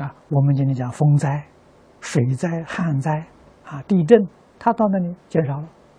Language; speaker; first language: Chinese; native; Chinese